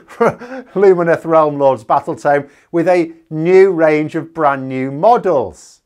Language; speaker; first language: English; native; English